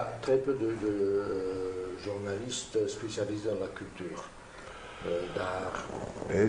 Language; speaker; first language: French; non-native, fluent; Romanian